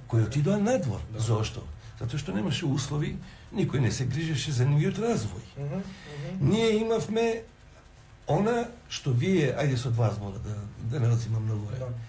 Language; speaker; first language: Macedonian; non-native, local second language; Albanian